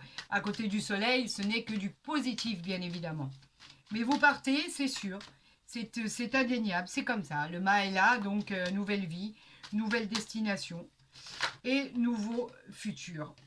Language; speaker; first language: French; native; French